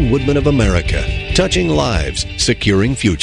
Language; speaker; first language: English; native; English